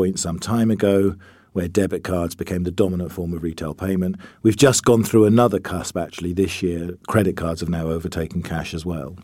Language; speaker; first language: English; native; English